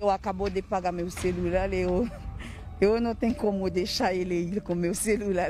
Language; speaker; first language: Portuguese; non-native, learner; Haitian Creole